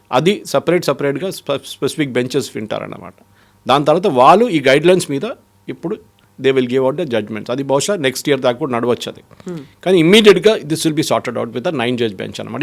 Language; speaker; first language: Telugu; non-native, fluent; Malayalam